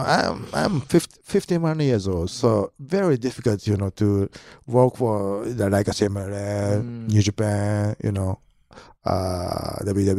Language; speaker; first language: English; non-native, learner; Japanese